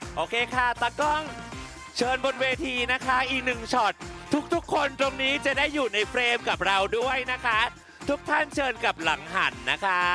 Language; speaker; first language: Thai; native; Thai